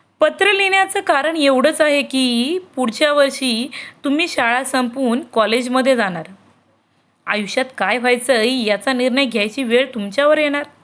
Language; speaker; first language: Marathi; native; Marathi